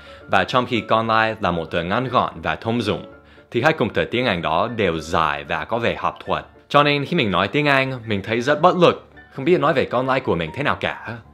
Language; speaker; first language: Vietnamese; non-native, fluent; English